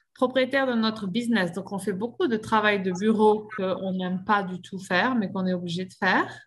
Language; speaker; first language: French; native; French